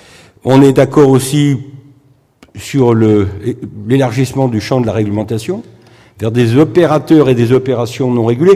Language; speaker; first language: French; native; French